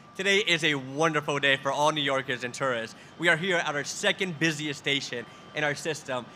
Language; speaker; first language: English; early bilingual, other home language; Spanish